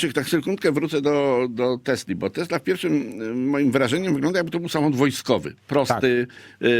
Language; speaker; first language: Polish; native; Polish